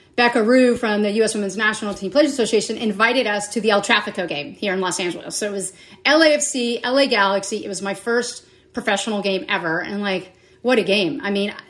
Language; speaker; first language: English; native; English